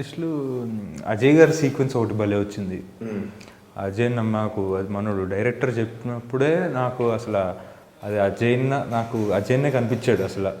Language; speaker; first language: Telugu; native; Telugu